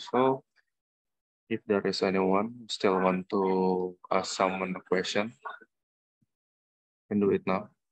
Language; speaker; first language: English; non-native, learner; Indonesian